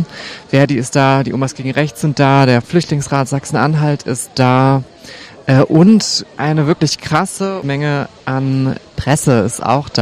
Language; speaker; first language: German; native; German